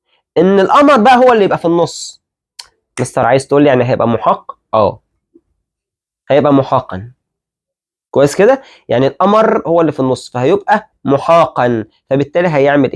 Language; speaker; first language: Arabic; native; Arabic